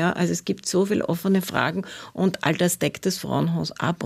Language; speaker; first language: German; native; German